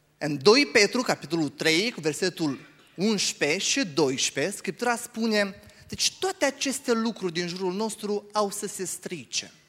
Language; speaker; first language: Romanian; native; Romanian